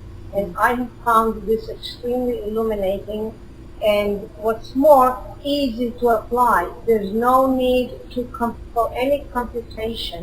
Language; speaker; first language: English; non-native, fluent; Hebrew